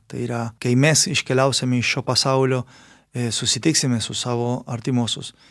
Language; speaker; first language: Lithuanian; non-native, fluent; Spanish